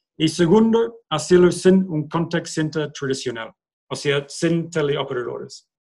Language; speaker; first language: Spanish; non-native, fluent; English